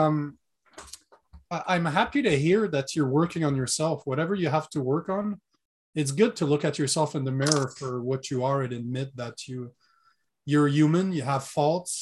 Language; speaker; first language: English; non-native, fluent; French